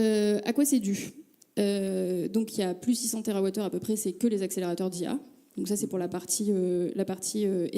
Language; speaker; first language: French; native; French